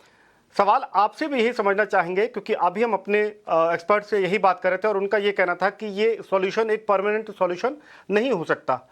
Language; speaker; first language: Hindi; native; Hindi